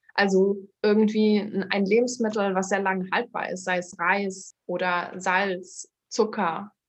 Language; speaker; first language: German; early bilingual, other home language; Turkish